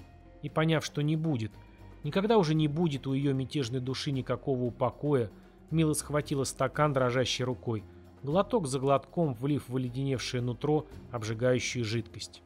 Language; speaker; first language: Russian; native; Russian